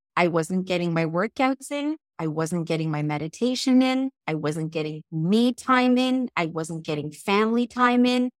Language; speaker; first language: English; native; English